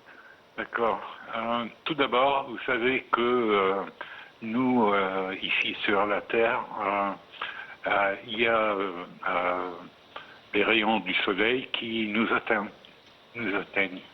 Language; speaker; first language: French; non-native, fluent; Arabic